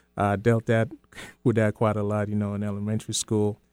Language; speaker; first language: English; early bilingual, other home language; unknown